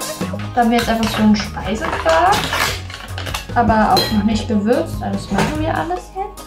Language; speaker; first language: German; native; German